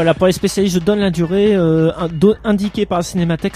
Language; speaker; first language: French; native; French